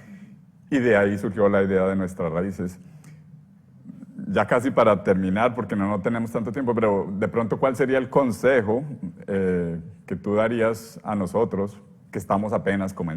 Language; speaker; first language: Spanish; native; Spanish